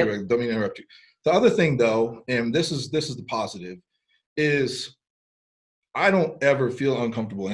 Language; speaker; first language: English; early bilingual, other home language; Spanish